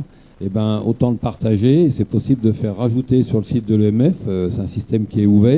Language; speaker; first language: French; native; French